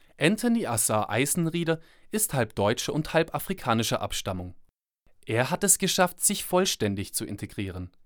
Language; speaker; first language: German; native; German